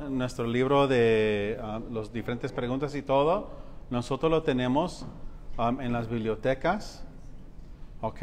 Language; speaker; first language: Spanish; early bilingual, heritage; Spanish